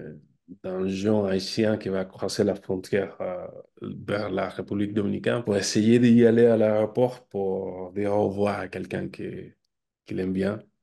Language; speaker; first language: French; non-native, fluent; Spanish